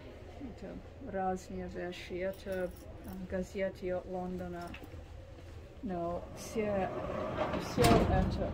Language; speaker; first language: Russian; non-native, learner; English